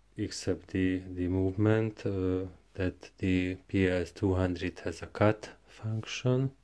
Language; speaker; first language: English; non-native, learner; Hungarian